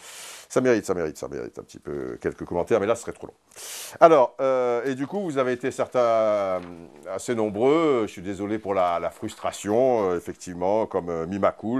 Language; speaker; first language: French; native; French